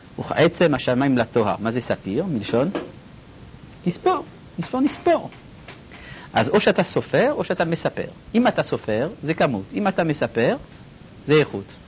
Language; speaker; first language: Hebrew; non-native, fluent; French